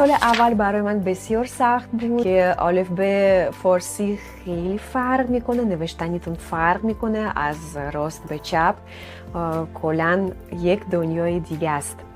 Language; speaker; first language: Persian; non-native, fluent; Russian